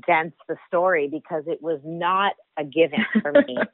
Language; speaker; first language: English; native; English